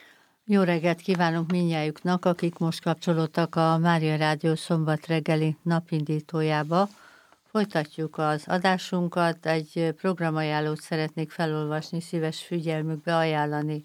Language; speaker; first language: Hungarian; native; Hungarian